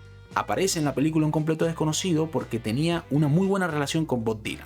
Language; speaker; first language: Spanish; native; Spanish